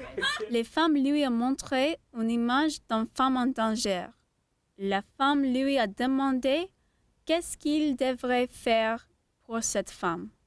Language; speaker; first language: French; non-native, learner; English